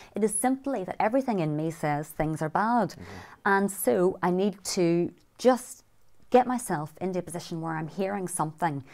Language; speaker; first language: English; native; English